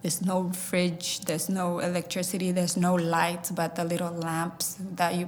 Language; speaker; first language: English; early bilingual, other home language; Somali